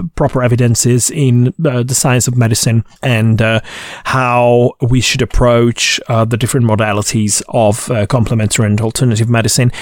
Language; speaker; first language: English; non-native, fluent; Hungarian